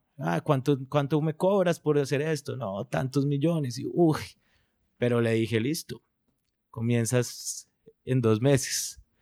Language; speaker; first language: Spanish; native; Spanish